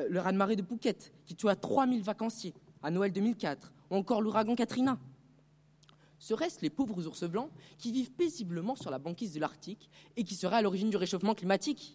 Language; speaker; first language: French; non-native, fluent; Romanian